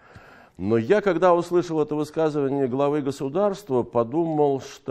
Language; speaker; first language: Russian; native; Russian